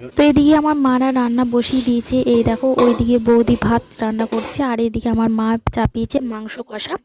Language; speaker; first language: Bangla; non-native, local second language; Santali